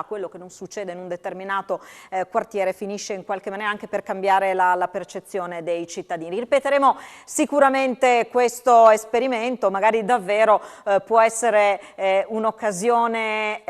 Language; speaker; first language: Italian; native; Italian